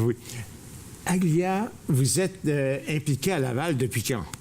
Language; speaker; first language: French; native; French